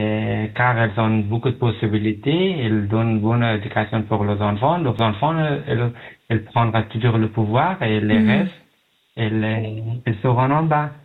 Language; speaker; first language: French; non-native, learner; Pashto